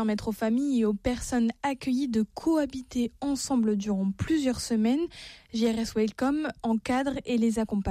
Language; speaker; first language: French; native; French